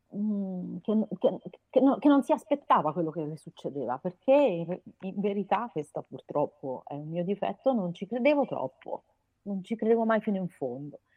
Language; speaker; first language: Italian; native; Italian